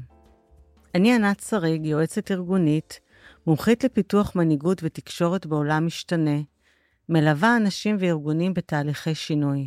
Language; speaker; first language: Hebrew; native; Hebrew